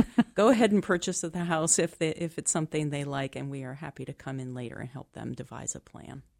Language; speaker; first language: English; native; English